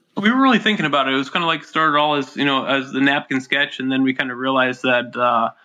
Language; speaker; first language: English; native; English